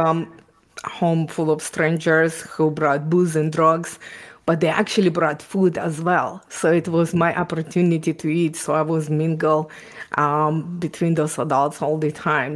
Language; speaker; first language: English; non-native, fluent; Ukrainian